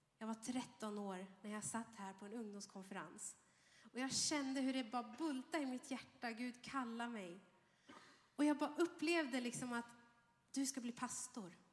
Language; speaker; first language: Swedish; early bilingual, other home language; Arabic